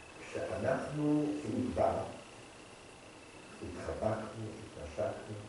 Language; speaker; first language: Hebrew; non-native, fluent; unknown